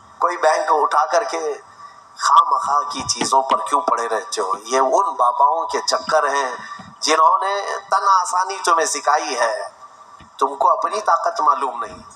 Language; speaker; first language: Urdu; native; Urdu